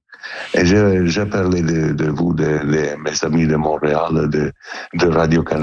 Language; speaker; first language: French; non-native, learner; Italian